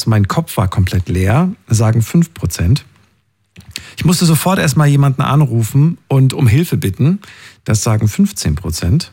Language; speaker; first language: German; native; German